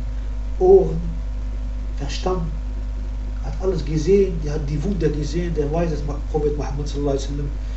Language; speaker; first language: German; non-native, fluent; Arabic